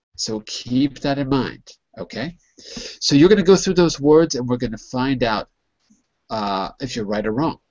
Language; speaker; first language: English; native; English